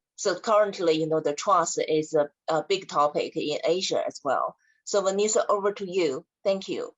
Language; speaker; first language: English; non-native, fluent; Chinese